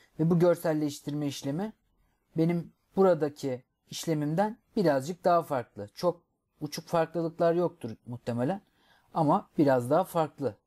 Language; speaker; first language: Turkish; native; Turkish